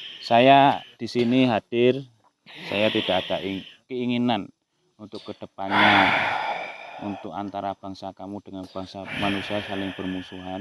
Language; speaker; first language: Indonesian; native; Indonesian